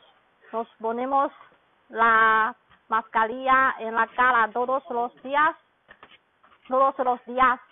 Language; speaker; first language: Spanish; non-native, learner; Chinese